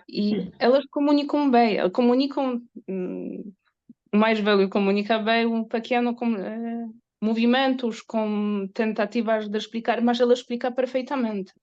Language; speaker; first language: Portuguese; non-native, learner; Polish